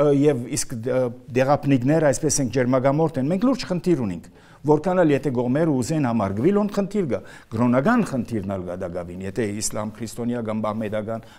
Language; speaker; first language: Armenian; early bilingual, heritage; Armenian